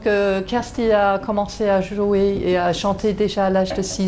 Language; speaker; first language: French; non-native, fluent; Swedish